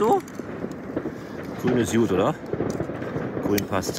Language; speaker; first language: German; native; German